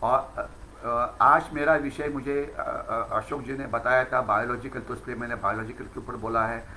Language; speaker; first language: Hindi; non-native, local second language; Marathi